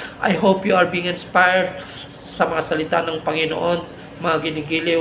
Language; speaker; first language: Filipino; native; Filipino